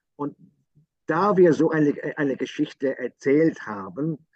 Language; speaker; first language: German; non-native, fluent; English